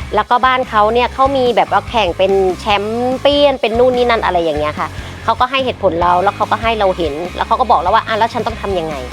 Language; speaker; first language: Thai; native; Thai